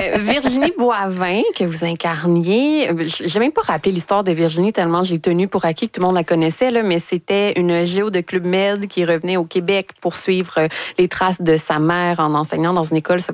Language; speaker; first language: French; native; French